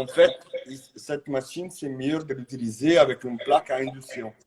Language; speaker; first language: French; non-native, fluent; Italian